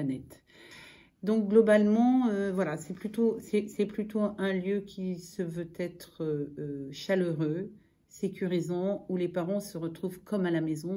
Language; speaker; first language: French; native; French